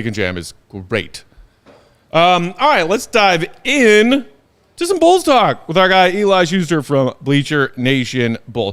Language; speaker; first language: English; native; English